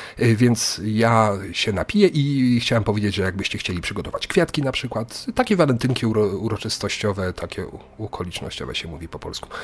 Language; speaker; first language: Polish; native; Polish